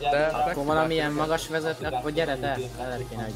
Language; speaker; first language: Hungarian; native; Hungarian